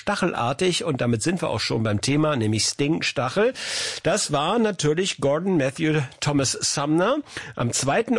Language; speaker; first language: German; native; German